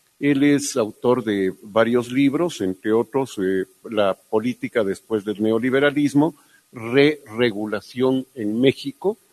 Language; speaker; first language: Spanish; native; Spanish